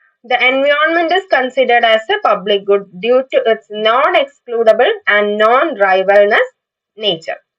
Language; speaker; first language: English; non-native, local second language; Malayalam